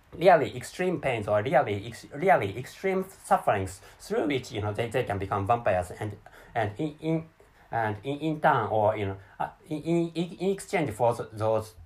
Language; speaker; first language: English; non-native, learner; Japanese